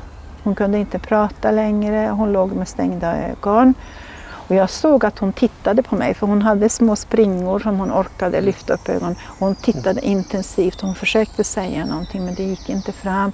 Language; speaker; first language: Swedish; native; Swedish